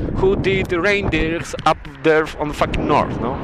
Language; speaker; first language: English; non-native, learner; Polish